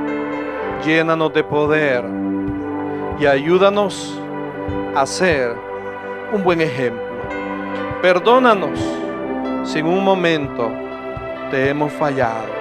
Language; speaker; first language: Spanish; native; Spanish